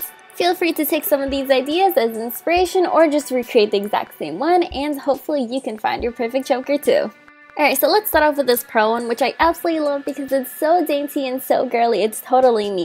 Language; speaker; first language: English; native; English